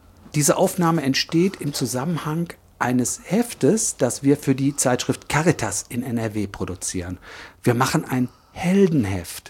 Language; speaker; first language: German; native; German